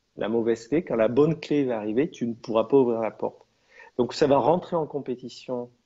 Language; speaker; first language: French; native; French